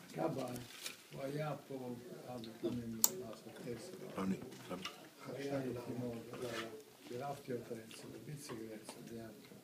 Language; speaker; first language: Hebrew; non-native, fluent; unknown